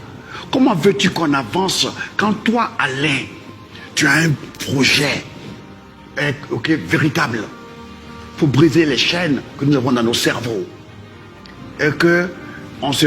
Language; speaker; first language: French; non-native, local second language; Dyula